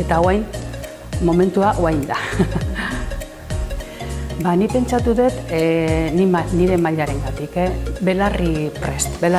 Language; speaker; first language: Basque; non-native, local second language; Spanish